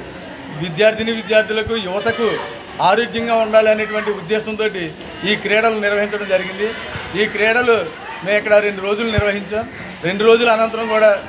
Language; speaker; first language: Telugu; native; Telugu